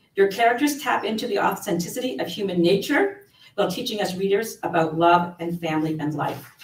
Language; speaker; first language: English; native; English